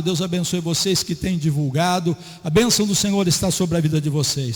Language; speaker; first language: Portuguese; native; Portuguese